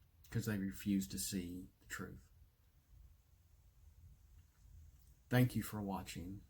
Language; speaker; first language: English; native; English